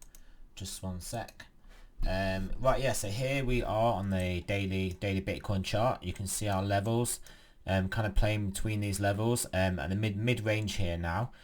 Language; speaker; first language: English; native; English